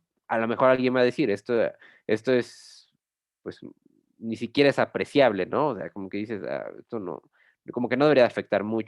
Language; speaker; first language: Spanish; native; Spanish